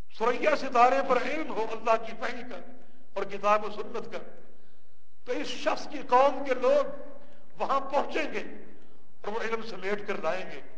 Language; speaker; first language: Urdu; native; Urdu